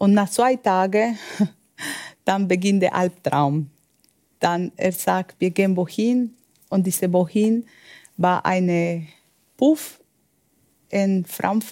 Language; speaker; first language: German; non-native, learner; Spanish